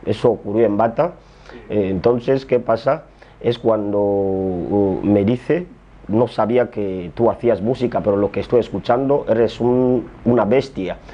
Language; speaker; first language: Spanish; non-native, local second language; Fang